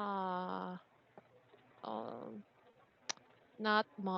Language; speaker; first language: English; non-native, learner; Korean